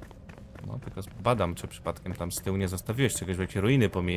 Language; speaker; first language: Polish; native; Polish